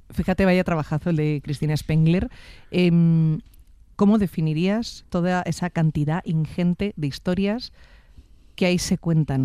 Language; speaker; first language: Spanish; native; Spanish